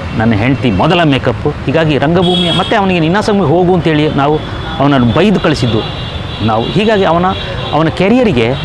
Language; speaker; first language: Kannada; native; Kannada